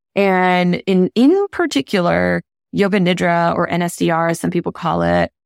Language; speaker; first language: English; non-native, local second language; Hindi